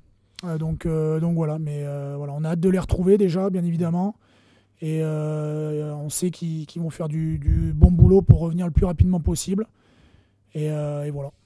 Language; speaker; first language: French; native; French